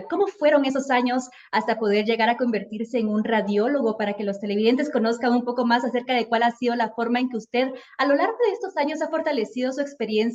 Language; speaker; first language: Spanish; native; Spanish